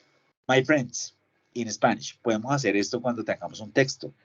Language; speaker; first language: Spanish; native; Spanish